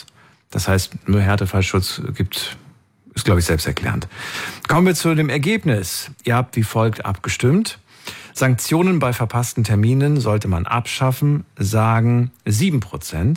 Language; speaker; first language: German; native; German